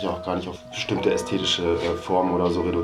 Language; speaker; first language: German; native; German